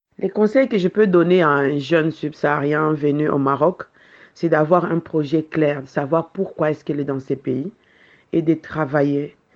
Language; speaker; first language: French; non-native, local second language; Lingala